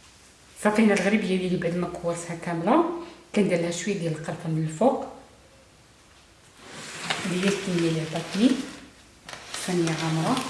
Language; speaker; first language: Arabic; native; Arabic